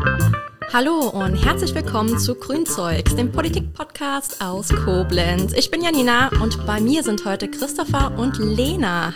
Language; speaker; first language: German; native; German